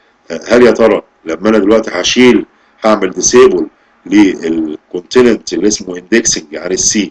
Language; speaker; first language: Arabic; native; Arabic